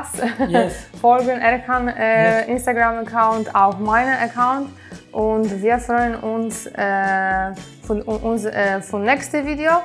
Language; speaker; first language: German; non-native, learner; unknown